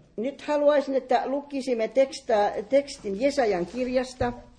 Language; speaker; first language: Finnish; native; Finnish